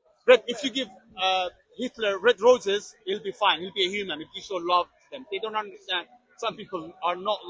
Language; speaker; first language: English; non-native, fluent; Persian